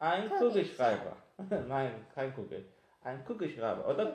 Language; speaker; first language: German; non-native, fluent; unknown